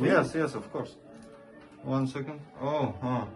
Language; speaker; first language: English; non-native, learner; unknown